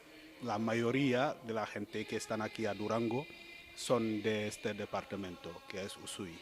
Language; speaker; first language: Spanish; non-native, fluent; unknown